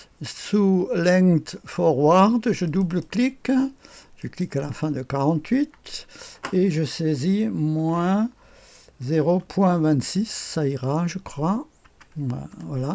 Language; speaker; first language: French; native; French